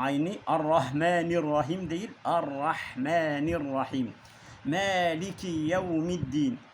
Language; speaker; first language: Turkish; non-native, learner; Arabic